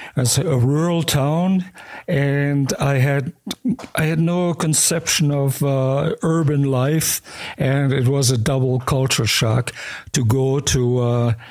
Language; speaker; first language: English; early bilingual, other home language; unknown